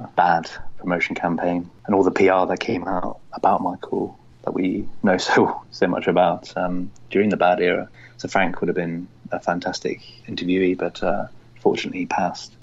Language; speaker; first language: English; native; English